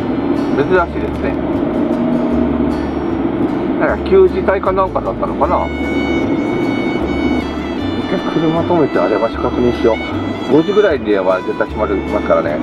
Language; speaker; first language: Japanese; native; Japanese